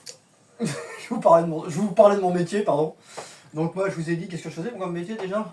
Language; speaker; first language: French; native; French